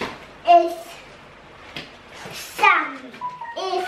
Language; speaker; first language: English; early bilingual, heritage; English